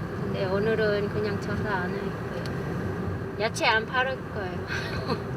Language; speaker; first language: Korean; non-native, learner; Vietnamese